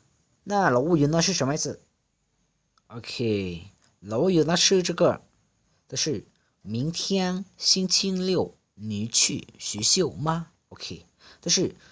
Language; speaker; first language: Chinese; non-native, fluent; Lao